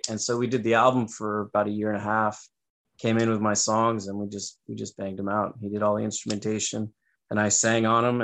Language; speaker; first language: English; native; English